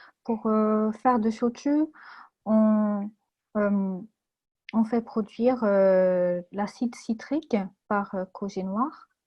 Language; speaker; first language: French; non-native, fluent; Japanese